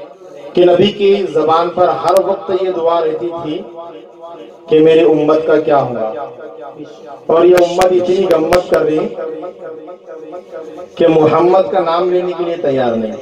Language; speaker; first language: Urdu; native; Urdu